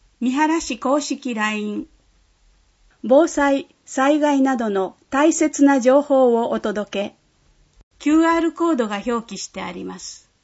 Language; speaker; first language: Japanese; native; Japanese